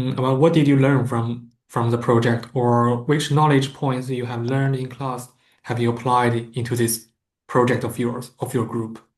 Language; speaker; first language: English; non-native, fluent; Chinese